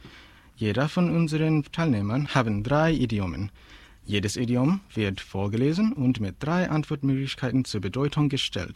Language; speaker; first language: German; non-native, fluent; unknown